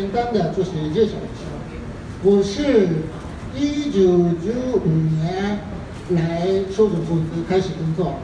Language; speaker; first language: Chinese; non-native, fluent; Japanese